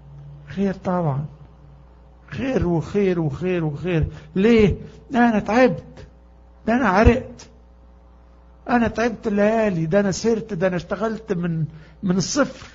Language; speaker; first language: Arabic; native; Arabic